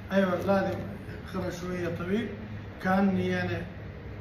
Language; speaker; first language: Arabic; non-native, learner; Tajik